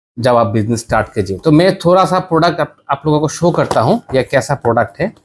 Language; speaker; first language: Hindi; non-native, learner; Bangla